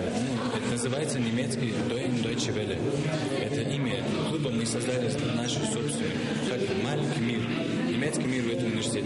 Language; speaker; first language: Russian; non-native, local second language; Ingush